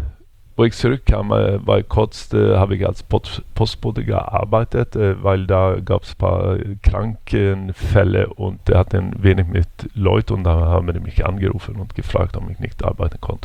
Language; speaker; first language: German; non-native, fluent; Swedish